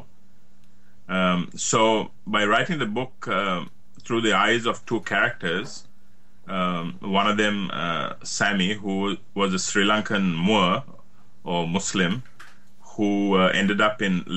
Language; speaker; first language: English; native; English